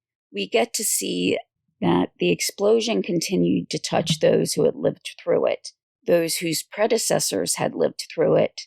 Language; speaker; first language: English; native; English